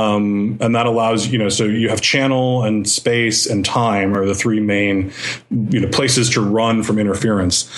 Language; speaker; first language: English; native; English